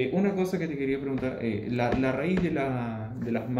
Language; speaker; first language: Spanish; native; Spanish